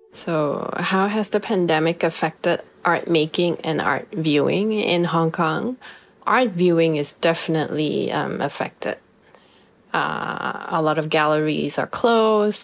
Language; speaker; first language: English; non-native, local second language; Cantonese